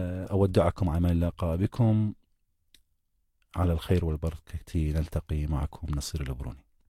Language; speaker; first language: Arabic; native; Arabic